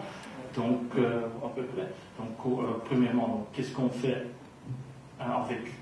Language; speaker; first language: French; non-native, local second language; Dutch